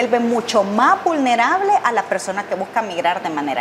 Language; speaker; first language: Spanish; native; Spanish